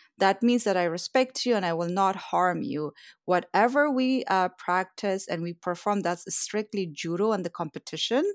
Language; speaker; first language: English; non-native, fluent; Persian